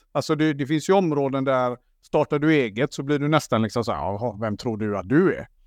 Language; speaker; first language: Swedish; native; Swedish